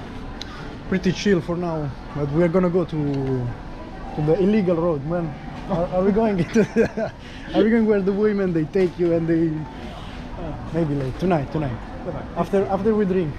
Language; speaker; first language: English; non-native, fluent; Italian